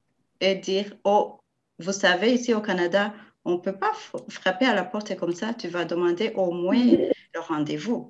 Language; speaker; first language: French; non-native, local second language; Rundi